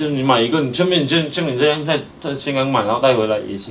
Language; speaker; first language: Chinese; native; Chinese